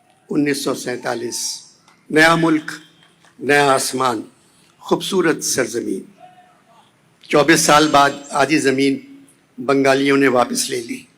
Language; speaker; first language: Urdu; native; Urdu